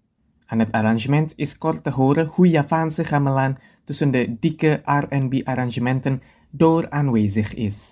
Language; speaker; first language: Dutch; non-native, fluent; Indonesian